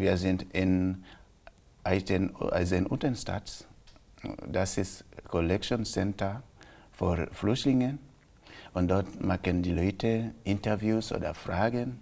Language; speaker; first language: German; non-native, local second language; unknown